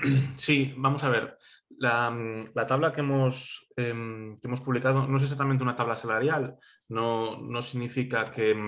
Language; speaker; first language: Spanish; native; Spanish